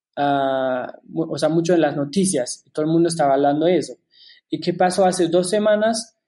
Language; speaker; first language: Spanish; non-native, fluent; German